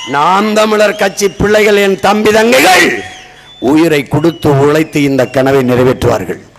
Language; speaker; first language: Tamil; native; Tamil